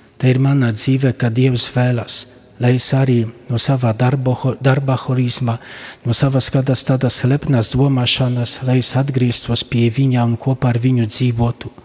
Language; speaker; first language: Latvian; non-native, fluent; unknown